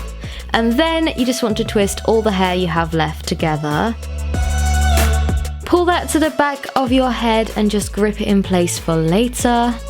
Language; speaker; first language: English; native; English